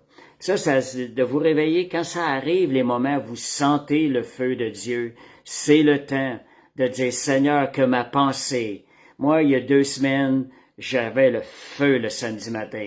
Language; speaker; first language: French; native; French